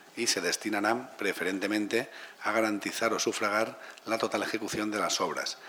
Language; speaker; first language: Spanish; non-native, local second language; Catalan